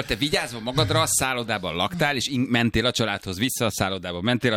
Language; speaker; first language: Hungarian; native; Hungarian